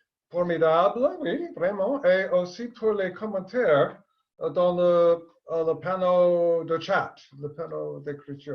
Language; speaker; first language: French; non-native, fluent; English